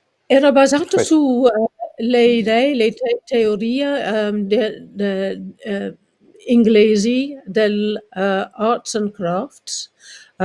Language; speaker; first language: Italian; non-native, learner; English